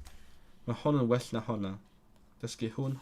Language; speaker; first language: Welsh; non-native, learner; Cantonese